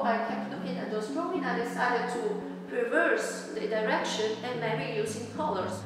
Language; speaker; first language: English; non-native, fluent; Italian